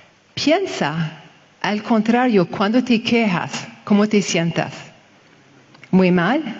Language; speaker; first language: Spanish; non-native, fluent; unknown